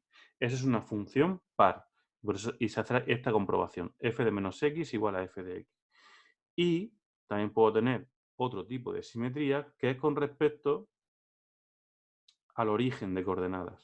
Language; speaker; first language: Spanish; native; Spanish